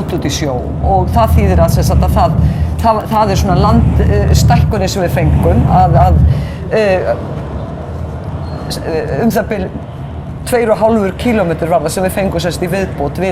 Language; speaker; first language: Icelandic; native; Icelandic